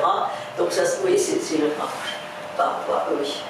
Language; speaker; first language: French; native; French